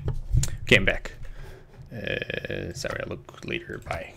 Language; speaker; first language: English; native; English